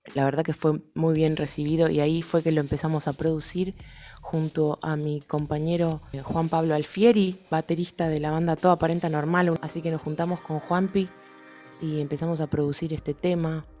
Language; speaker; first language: Spanish; native; Spanish